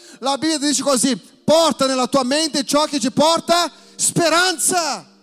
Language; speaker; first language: Italian; non-native, fluent; Portuguese